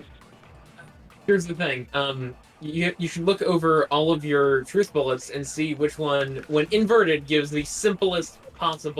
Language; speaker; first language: English; native; English